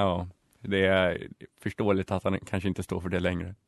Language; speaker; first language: Swedish; native; Swedish